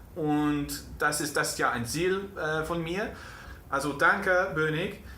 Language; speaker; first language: German; non-native, learner; English